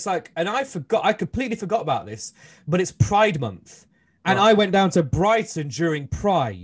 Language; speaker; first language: English; native; English